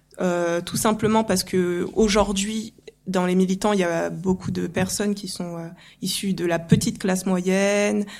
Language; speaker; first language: French; early bilingual, other home language; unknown